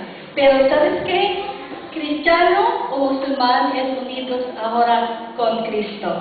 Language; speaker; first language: Spanish; non-native, learner; Filipino